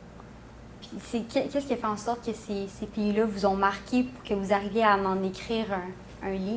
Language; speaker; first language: French; native; French